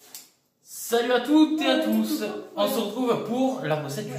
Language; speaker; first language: French; native; French